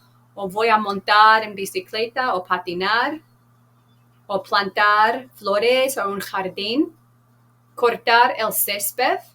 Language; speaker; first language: Spanish; non-native, fluent; English